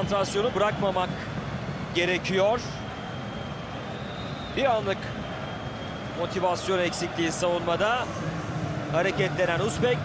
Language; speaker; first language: Turkish; native; Turkish